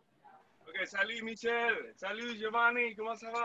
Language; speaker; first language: French; non-native, fluent; Spanish